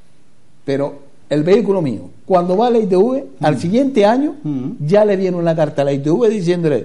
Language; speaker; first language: Spanish; native; Spanish